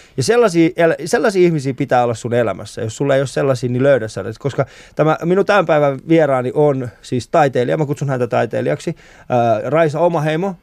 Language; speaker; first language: Finnish; early bilingual, other home language; Persian